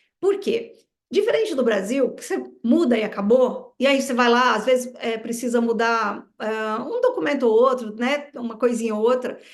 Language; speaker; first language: Portuguese; native; Portuguese